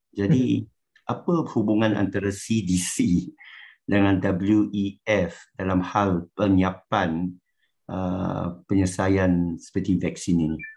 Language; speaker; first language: Malay; non-native, local second language; Chinese